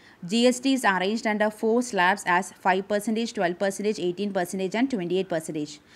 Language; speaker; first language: English; non-native, local second language; Malayalam